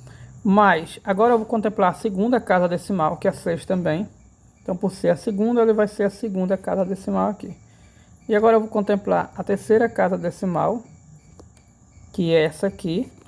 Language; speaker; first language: Portuguese; native; Portuguese